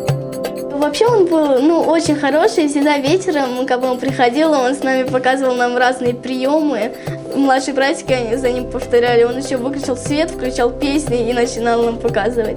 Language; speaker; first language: Russian; native; Russian